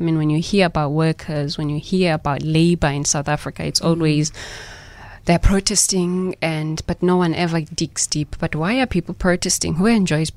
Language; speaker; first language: English; non-native, local second language; Xhosa